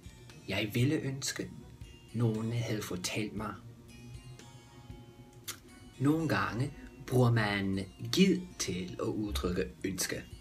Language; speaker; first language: Danish; non-native, fluent; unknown